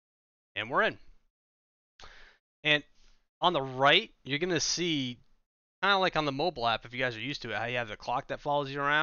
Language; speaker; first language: English; native; English